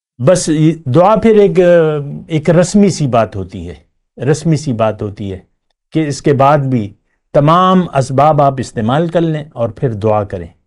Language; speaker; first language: Urdu; non-native, local second language; Pashto